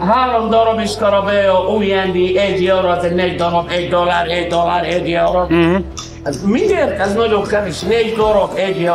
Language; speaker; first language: Hungarian; non-native, learner; Arabic